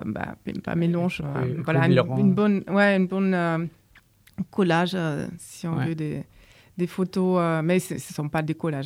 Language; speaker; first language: French; non-native, fluent; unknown